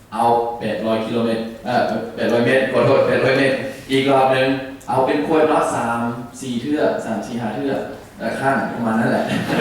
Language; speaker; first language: Thai; non-native, learner; English